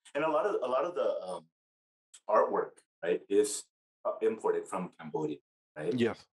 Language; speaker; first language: English; native; English